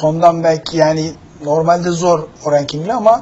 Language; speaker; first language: Turkish; native; Turkish